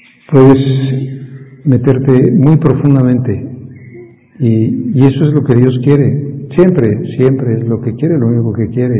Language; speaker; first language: Spanish; native; Spanish